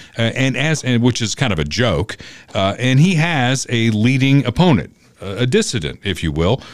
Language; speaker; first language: English; native; English